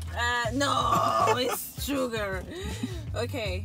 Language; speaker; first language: English; non-native, learner; Spanish